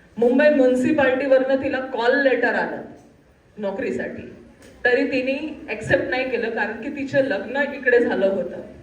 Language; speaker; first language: Marathi; non-native, local second language; Gujarati